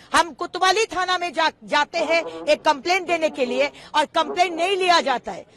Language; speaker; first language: Hindi; non-native, local second language; Bangla